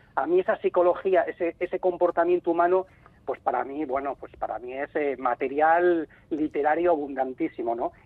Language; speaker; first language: Spanish; native; Spanish